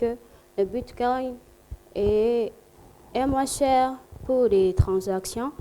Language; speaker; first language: French; non-native, local second language; Rundi